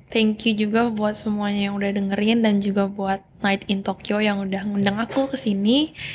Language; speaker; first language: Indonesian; native; Indonesian